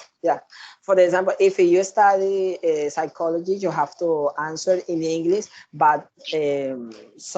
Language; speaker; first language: English; non-native, learner; Spanish